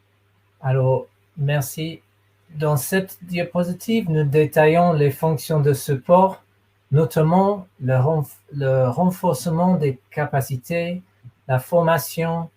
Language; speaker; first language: French; non-native, fluent; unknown